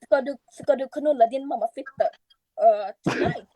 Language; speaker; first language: Swedish; non-native, learner; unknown